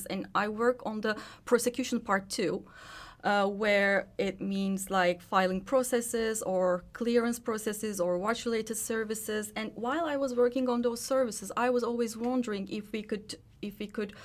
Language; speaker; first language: English; non-native, fluent; Turkish